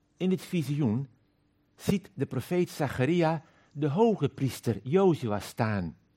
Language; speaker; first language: Dutch; non-native, local second language; Western Frisian